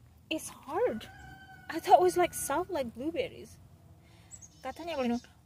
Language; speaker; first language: English; non-native, fluent; Indonesian